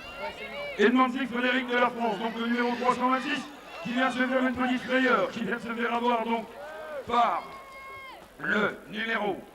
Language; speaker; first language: French; native; French